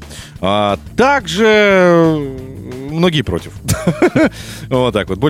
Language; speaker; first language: Russian; native; Russian